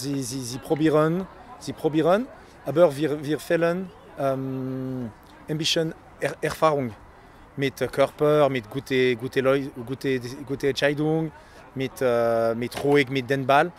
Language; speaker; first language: German; non-native, learner; French